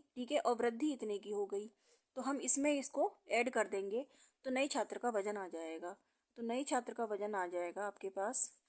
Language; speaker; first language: Hindi; native; Hindi